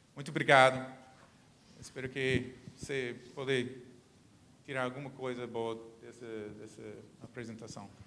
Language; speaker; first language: Portuguese; non-native, learner; English